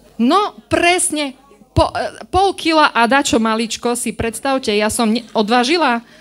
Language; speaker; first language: Slovak; native; Slovak